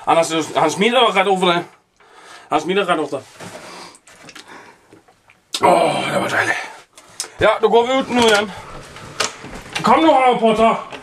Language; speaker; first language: Norwegian; non-native, learner; Swedish